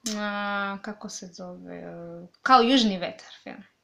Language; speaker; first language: Serbian; non-native, learner; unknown